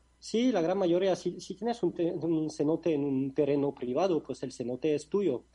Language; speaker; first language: Spanish; non-native, fluent; French